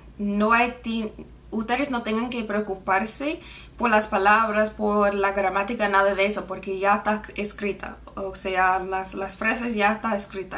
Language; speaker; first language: Spanish; non-native, fluent; English